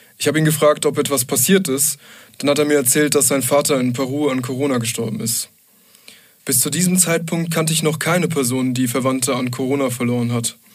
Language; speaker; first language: German; native; German